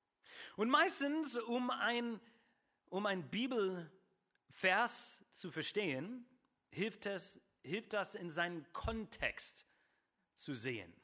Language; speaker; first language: German; non-native, fluent; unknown